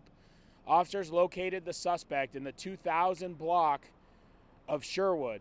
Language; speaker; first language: English; native; English